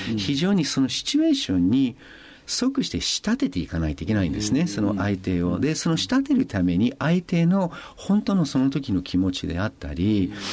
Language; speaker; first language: Japanese; non-native, fluent; English